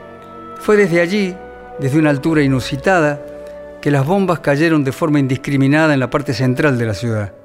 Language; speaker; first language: Spanish; native; Spanish